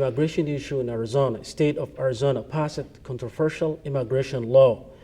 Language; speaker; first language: English; non-native, fluent; Somali